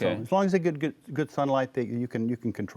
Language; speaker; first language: English; native; English